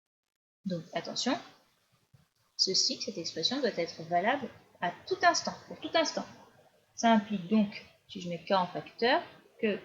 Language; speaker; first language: French; native; French